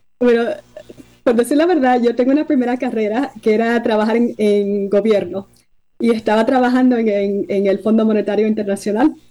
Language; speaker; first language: Spanish; early bilingual, heritage; Spanish